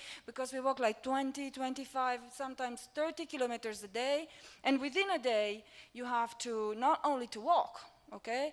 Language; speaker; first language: English; non-native, fluent; Romanian